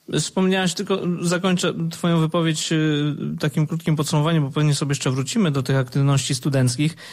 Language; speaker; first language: Polish; native; Polish